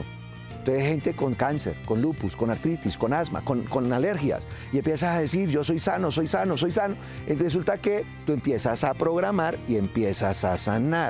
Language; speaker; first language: Spanish; native; Spanish